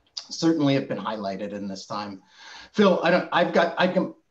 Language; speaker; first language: English; native; English